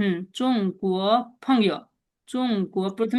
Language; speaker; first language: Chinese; non-native, fluent; Bangla